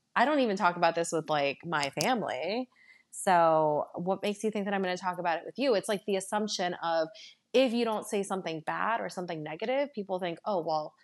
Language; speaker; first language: English; native; English